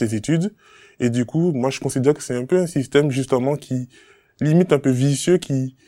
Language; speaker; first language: French; native; French